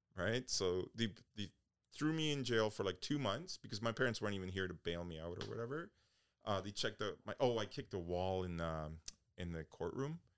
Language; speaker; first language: English; early bilingual, other home language; Polish